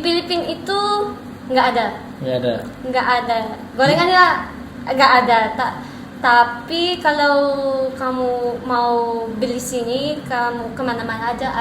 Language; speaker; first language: Indonesian; non-native, learner; Filipino